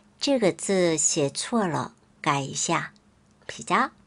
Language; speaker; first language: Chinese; non-native, fluent; Korean